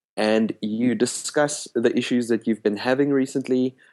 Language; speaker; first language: English; non-native, local second language; Afrikaans